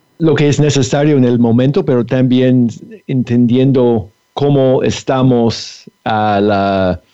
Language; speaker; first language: Spanish; non-native, fluent; English